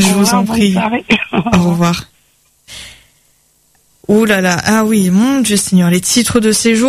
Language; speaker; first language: French; native; French